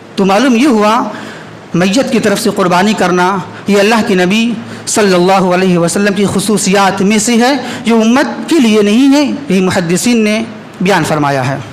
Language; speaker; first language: Urdu; native; Urdu